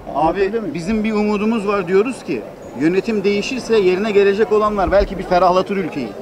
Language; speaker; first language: Turkish; native; Turkish